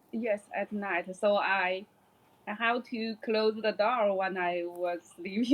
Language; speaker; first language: English; non-native, learner; Chinese